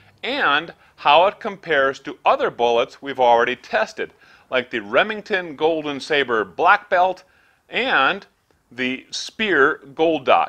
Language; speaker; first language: English; native; English